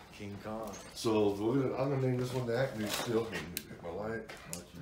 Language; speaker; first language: English; native; English